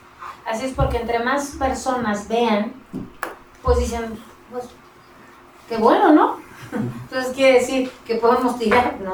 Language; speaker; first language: Spanish; native; Spanish